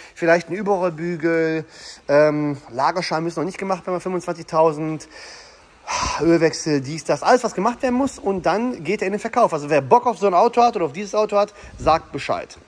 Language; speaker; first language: German; native; German